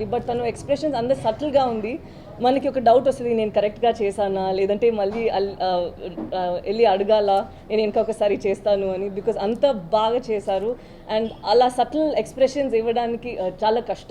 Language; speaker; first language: Telugu; non-native, local second language; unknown